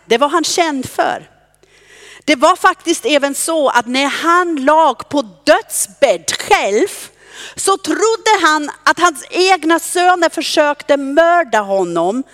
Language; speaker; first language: Swedish; non-native, fluent; German